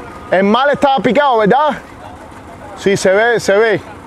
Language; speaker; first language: Spanish; early bilingual, heritage; Spanish